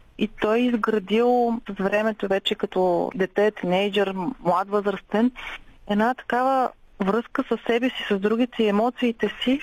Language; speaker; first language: Bulgarian; native; Bulgarian